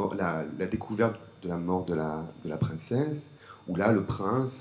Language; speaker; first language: French; native; French